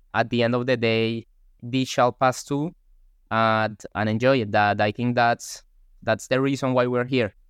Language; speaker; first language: English; non-native, fluent; Spanish